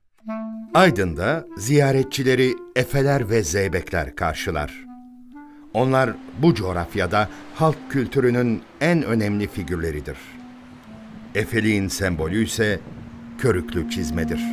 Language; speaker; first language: Turkish; native; Turkish